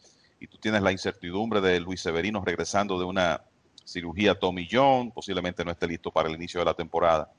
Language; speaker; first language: Spanish; native; Spanish